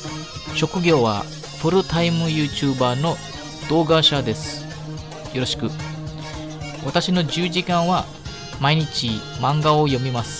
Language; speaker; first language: Japanese; non-native, learner; Filipino